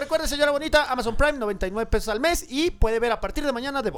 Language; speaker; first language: Spanish; native; Spanish